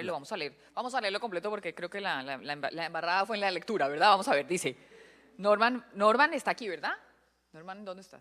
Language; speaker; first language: Spanish; native; Spanish